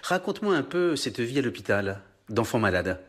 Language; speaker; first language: French; native; French